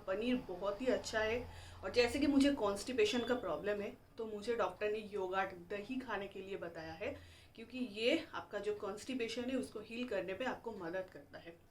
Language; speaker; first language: Hindi; non-native, local second language; Bangla